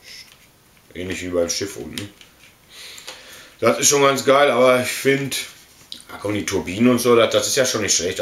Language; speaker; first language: German; native; German